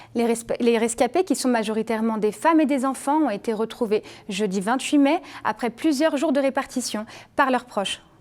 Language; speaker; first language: French; native; French